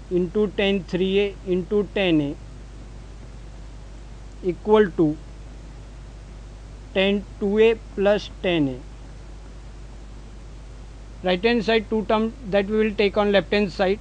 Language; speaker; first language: English; non-native, local second language; Gujarati